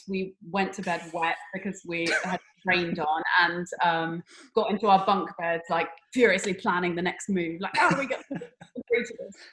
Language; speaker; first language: English; native; English